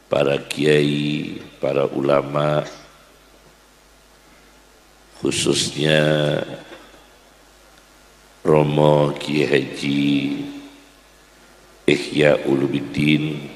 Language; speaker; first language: Indonesian; native; Indonesian